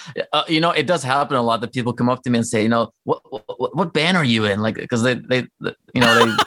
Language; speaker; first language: English; non-native, fluent; Norwegian